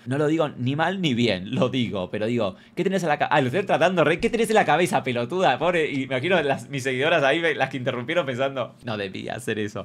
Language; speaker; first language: Spanish; native; Spanish